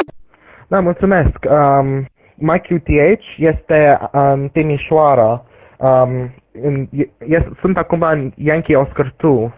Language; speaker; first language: Romanian; early bilingual, heritage; English